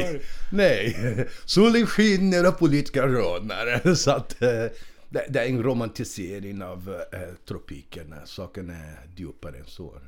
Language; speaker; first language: Swedish; non-native, fluent; Portuguese